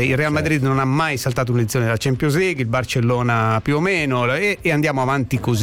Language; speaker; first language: Italian; native; Italian